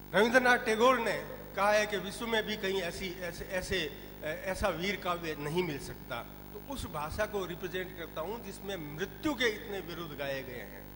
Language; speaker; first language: Hindi; non-native, local second language; Rajasthani